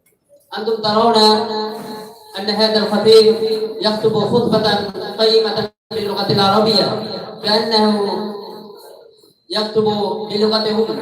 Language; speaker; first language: Arabic; non-native, learner; Bangla